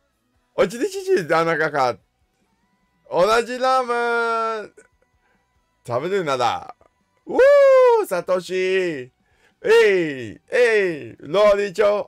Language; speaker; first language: Japanese; non-native, learner; English